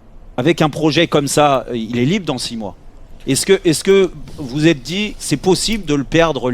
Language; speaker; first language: French; native; French